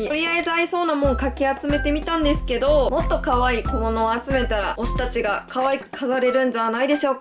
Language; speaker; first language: Japanese; native; Japanese